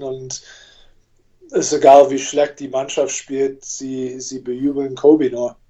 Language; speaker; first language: German; non-native, fluent; English